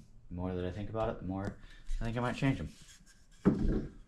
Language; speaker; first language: English; native; English